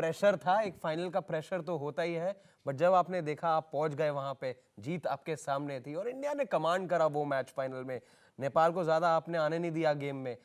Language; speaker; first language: Hindi; native; Hindi